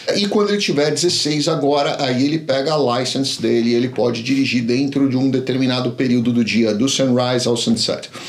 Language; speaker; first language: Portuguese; native; Portuguese